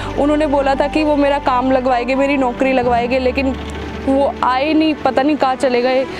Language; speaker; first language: Hindi; native; Hindi